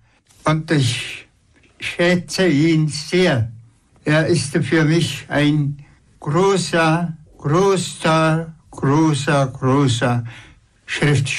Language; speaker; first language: German; non-native, fluent; Tuvinian